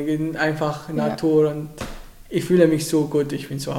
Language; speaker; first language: German; non-native, learner; Arabic